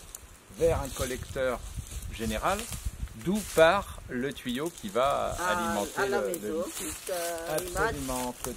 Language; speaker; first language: French; native; French